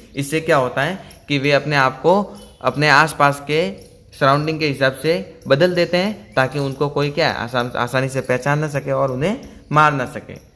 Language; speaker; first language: Hindi; native; Hindi